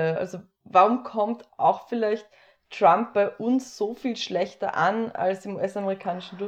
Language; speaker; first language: German; native; German